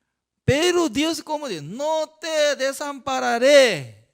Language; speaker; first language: Spanish; non-native, fluent; Korean